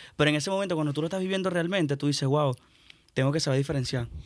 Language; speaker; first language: Spanish; native; Spanish